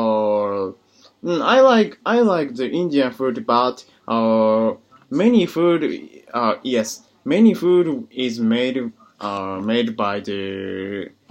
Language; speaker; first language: English; non-native, learner; Japanese